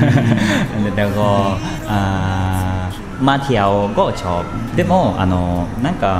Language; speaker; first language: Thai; non-native, learner; Japanese